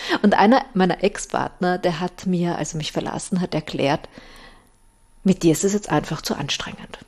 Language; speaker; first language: German; native; German